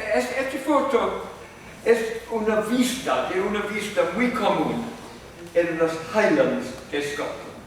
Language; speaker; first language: Spanish; non-native, fluent; English